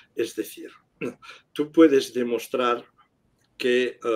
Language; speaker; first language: Spanish; non-native, local second language; Catalan